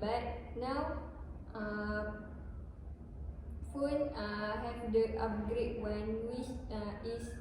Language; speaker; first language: English; non-native, learner; Malay